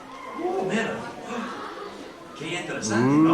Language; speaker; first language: Spanish; non-native, fluent; English